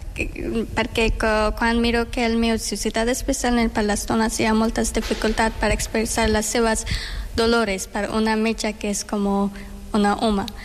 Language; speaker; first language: Catalan; non-native, learner; Persian